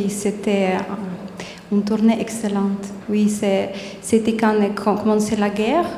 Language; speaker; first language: French; non-native, learner; Ukrainian